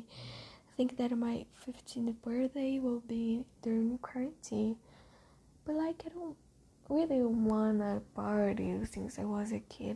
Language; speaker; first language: English; non-native, learner; Portuguese